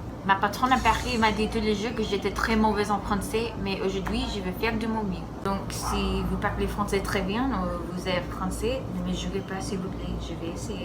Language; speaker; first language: French; non-native, learner; English